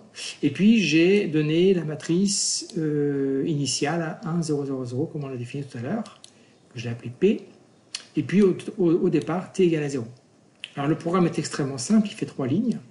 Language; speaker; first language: French; native; French